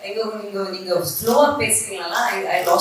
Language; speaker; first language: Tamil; non-native, learner; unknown